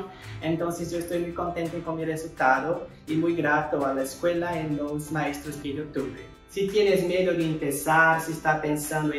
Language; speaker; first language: Spanish; non-native, fluent; Portuguese